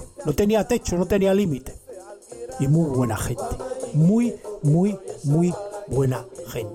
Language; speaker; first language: Spanish; native; Spanish